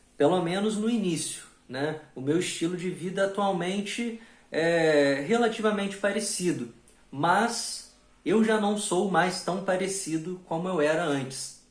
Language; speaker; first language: Portuguese; native; Portuguese